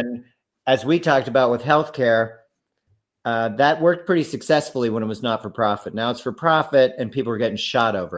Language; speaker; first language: English; native; English